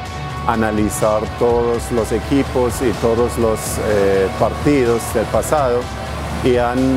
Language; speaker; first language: Spanish; non-native, fluent; German